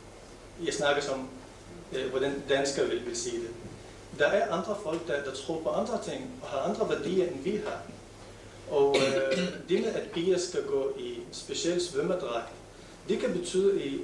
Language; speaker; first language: Danish; non-native, local second language; Arabic